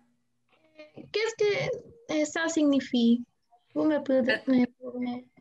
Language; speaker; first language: French; non-native, learner; Spanish